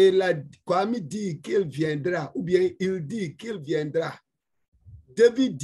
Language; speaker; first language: French; non-native, fluent; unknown